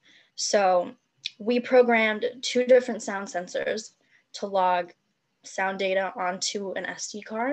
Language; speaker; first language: English; non-native, local second language; Cantonese